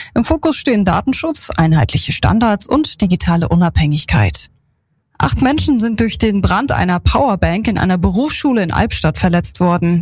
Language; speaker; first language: German; native; German